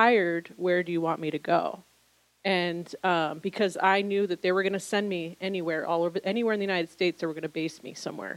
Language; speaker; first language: English; native; English